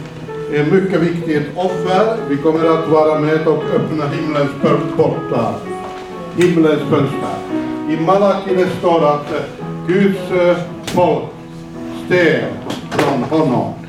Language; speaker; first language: Swedish; non-native, fluent; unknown